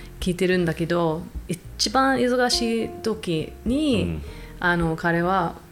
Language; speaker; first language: Japanese; non-native, fluent; English